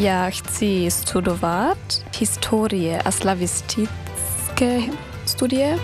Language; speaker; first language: Czech; non-native, learner; German